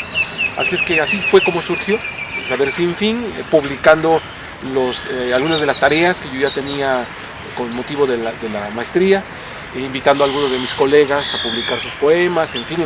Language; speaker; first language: Spanish; native; Spanish